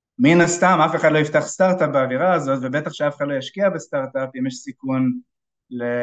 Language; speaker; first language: Hebrew; native; Hebrew